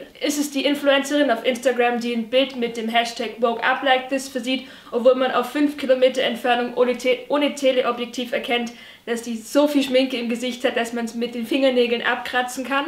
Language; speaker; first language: German; native; German